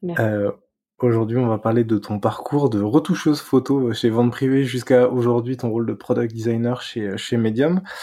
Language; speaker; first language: French; native; French